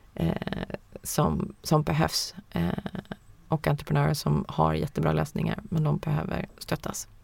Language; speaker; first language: Swedish; early bilingual, heritage; Swedish